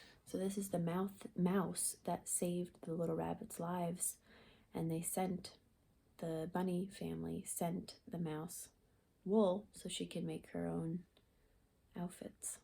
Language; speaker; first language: English; native; English